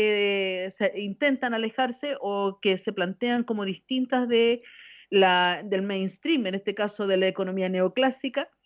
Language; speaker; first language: Spanish; native; Spanish